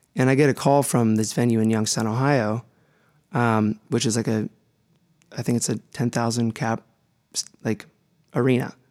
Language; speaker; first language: English; native; English